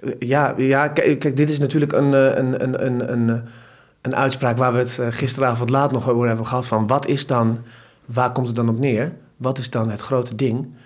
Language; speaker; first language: Dutch; early bilingual, other home language; Turkish